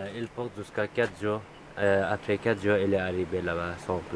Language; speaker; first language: French; non-native, learner; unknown